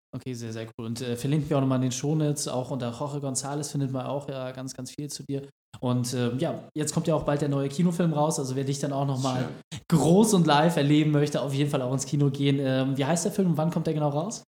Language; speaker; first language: German; native; German